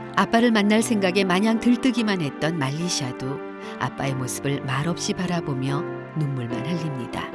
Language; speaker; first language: Korean; native; Korean